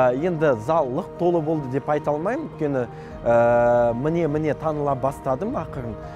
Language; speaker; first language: Kazakh; non-native, local second language; Russian